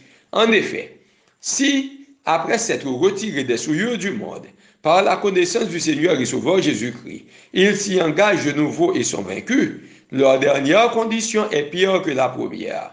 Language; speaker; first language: French; non-native, local second language; Haitian Creole